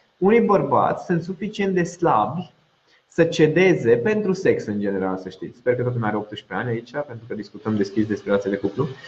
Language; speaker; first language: Romanian; non-native, local second language; Hungarian